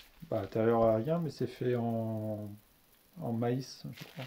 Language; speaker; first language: French; native; French